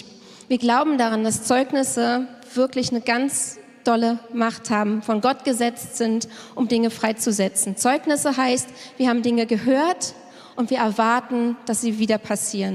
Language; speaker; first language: German; native; German